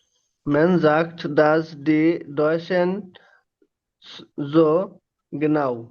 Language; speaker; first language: German; non-native, learner; Bangla